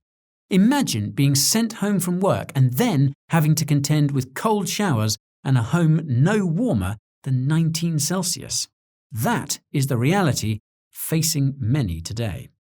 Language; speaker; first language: English; native; English